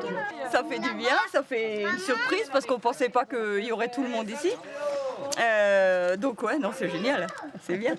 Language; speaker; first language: French; native; French